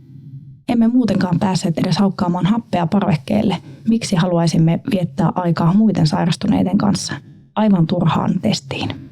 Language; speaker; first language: Finnish; native; Finnish